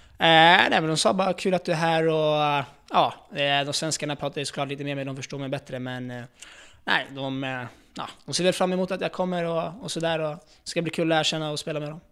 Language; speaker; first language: Swedish; native; Swedish